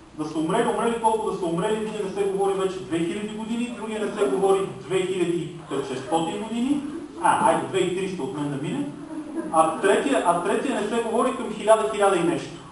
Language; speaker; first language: Bulgarian; non-native, local second language; Romanian